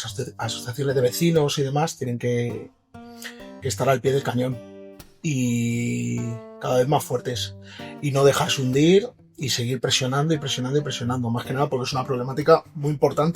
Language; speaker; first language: Spanish; native; Spanish